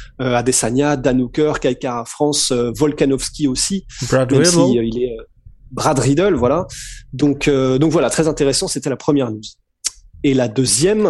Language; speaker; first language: French; native; French